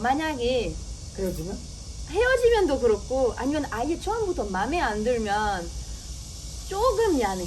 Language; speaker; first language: Korean; non-native, fluent; French